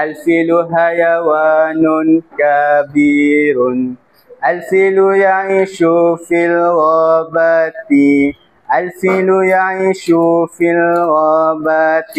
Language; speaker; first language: Arabic; non-native, learner; Malay